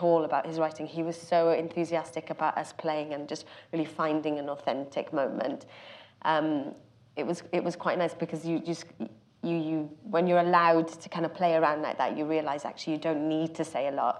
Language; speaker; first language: English; native; English